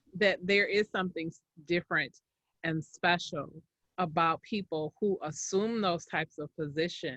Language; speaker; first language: English; native; English